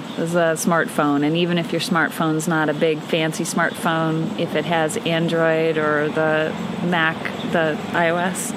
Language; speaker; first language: English; native; English